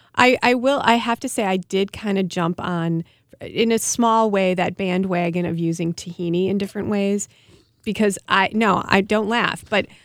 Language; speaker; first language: English; native; English